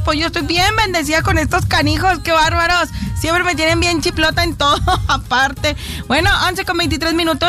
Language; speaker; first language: Spanish; native; Spanish